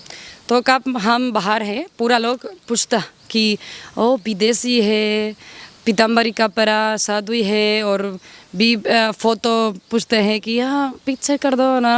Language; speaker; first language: Hindi; non-native, learner; Spanish